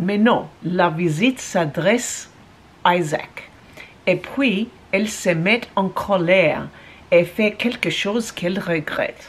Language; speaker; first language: French; non-native, learner; English